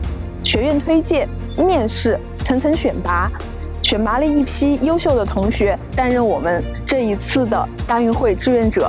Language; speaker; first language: Chinese; native; Chinese